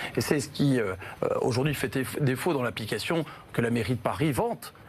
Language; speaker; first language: French; native; French